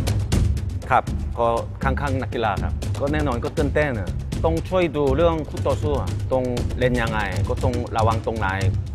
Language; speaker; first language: Thai; non-native, fluent; Korean